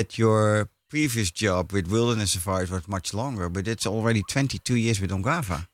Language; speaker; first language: English; non-native, fluent; Dutch